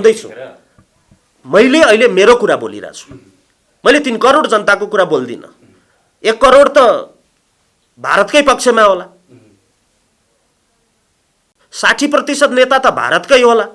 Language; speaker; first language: Nepali; native; Nepali